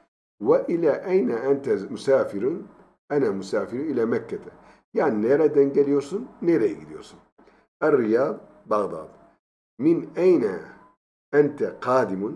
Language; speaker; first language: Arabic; non-native, fluent; Turkish